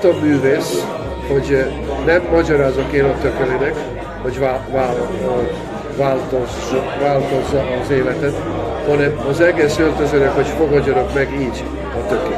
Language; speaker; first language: Hungarian; non-native, local second language; Serbian